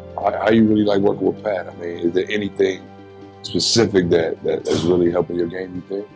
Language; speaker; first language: English; native; English